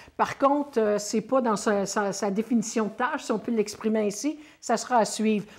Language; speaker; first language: French; native; French